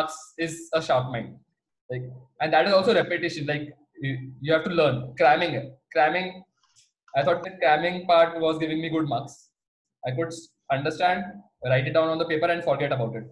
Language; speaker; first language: English; non-native, local second language; Hindi